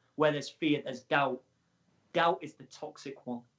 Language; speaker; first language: English; native; English